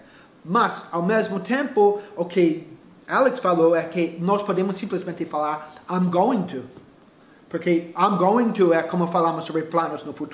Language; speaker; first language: Portuguese; non-native, fluent; English